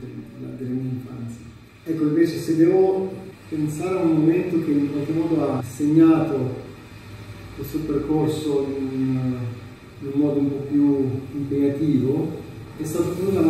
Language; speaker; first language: Italian; non-native, fluent; Albanian